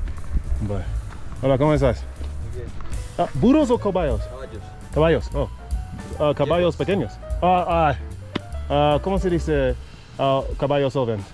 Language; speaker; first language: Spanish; non-native, learner; English